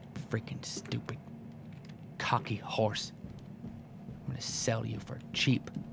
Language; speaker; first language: English; native; English